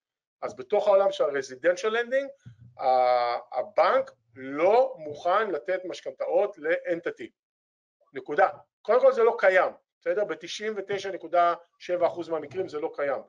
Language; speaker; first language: Hebrew; native; Hebrew